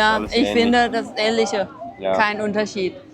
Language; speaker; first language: German; non-native, learner; Thai